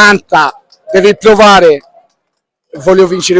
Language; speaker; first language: Italian; non-native, fluent; English